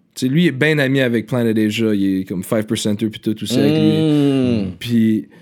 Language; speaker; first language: French; native; French